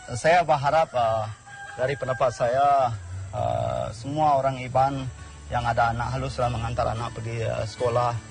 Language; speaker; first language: Malay; non-native, local second language; Iban